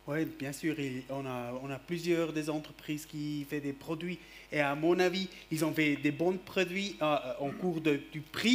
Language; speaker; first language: French; non-native, local second language; German